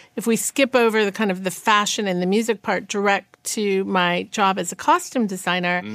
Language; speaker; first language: English; native; English